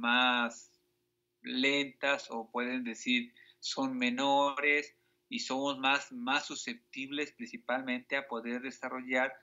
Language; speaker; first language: Spanish; native; Spanish